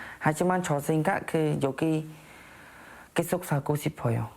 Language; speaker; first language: Korean; non-native, learner; Khmer